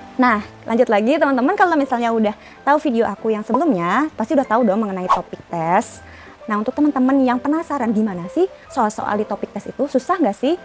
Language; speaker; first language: Indonesian; native; Indonesian